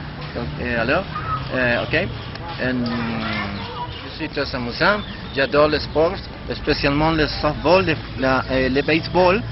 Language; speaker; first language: French; non-native, learner; Spanish